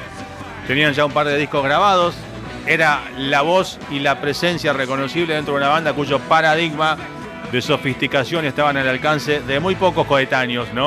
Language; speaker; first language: Spanish; native; Spanish